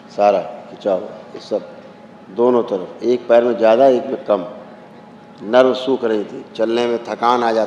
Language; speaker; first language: Hindi; native; Hindi